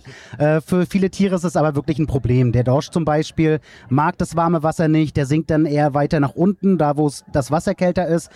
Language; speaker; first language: German; native; German